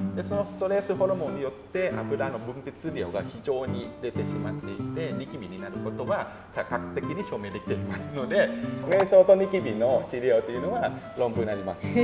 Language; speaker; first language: Japanese; non-native, fluent; Thai